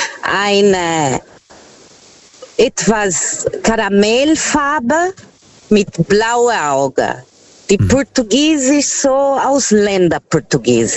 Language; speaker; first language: German; non-native, learner; Portuguese